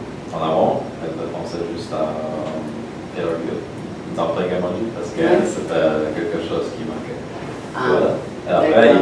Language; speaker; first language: French; non-native, learner; Polish